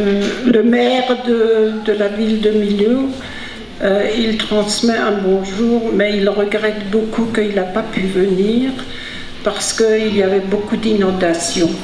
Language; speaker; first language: French; non-native, fluent; German